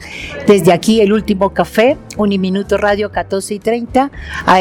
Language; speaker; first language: Spanish; native; Spanish